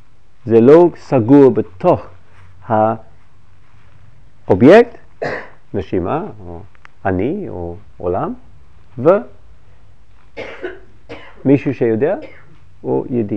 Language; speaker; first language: Hebrew; non-native, fluent; English